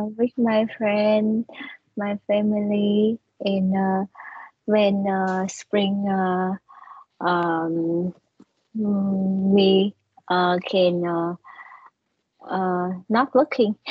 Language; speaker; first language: English; non-native, learner; Vietnamese